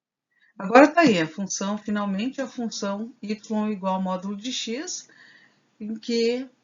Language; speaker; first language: Portuguese; native; Portuguese